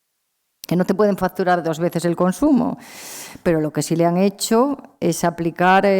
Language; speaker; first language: Spanish; native; Spanish